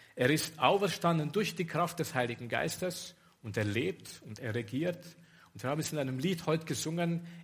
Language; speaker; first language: German; non-native, fluent; Romanian